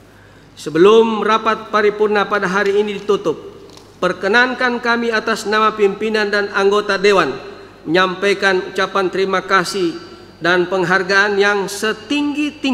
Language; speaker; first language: Indonesian; native; Indonesian